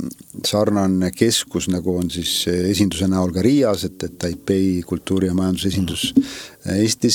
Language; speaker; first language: Estonian; native; Estonian